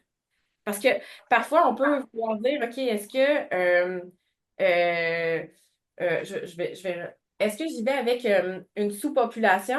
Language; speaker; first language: French; native; French